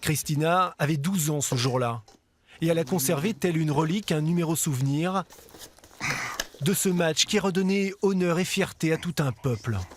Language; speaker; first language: French; native; French